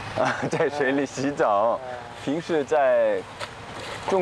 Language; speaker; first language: Chinese; non-native, learner; Korean